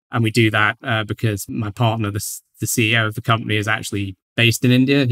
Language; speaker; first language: English; native; English